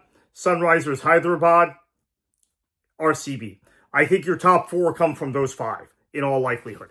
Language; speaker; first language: English; native; English